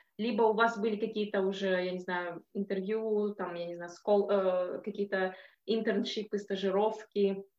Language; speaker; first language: Russian; native; Russian